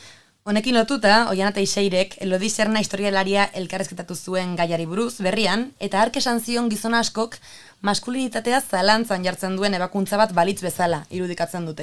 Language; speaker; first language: Basque; native; Basque